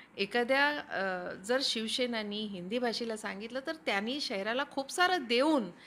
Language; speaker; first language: Marathi; non-native, local second language; Hindi